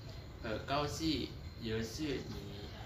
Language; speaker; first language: Chinese; non-native, learner; Lao